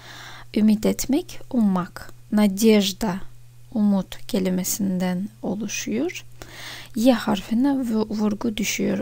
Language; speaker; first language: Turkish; non-native, fluent; Russian